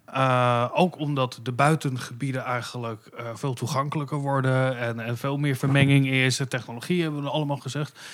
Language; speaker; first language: Dutch; native; Dutch